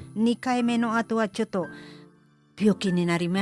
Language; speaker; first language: Japanese; non-native, fluent; Filipino